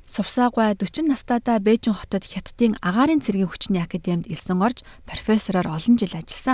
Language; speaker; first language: Mongolian; native; Mongolian